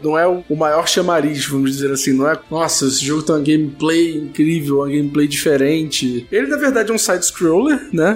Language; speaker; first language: Portuguese; native; Portuguese